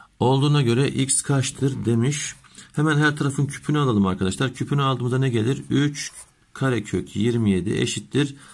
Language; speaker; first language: Turkish; native; Turkish